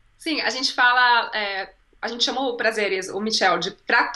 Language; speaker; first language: Portuguese; native; Portuguese